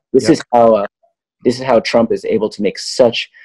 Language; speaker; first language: English; native; English